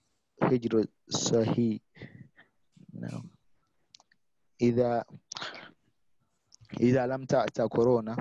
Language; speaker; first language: Arabic; non-native, learner; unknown